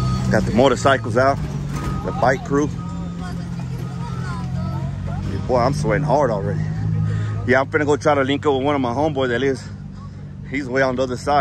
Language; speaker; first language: English; early bilingual, other home language; Spanish